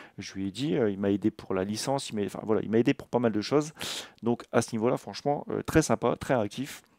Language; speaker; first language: French; native; French